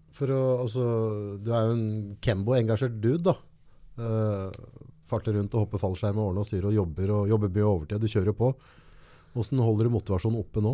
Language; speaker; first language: Norwegian; native; Norwegian